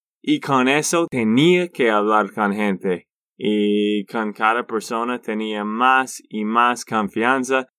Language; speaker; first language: Spanish; non-native, learner; English